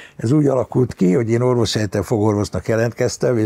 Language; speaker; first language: Hungarian; native; Hungarian